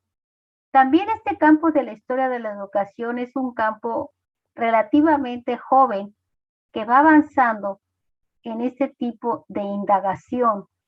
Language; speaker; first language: Spanish; native; Spanish